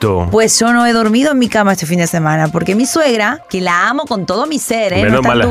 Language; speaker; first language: Spanish; native; Spanish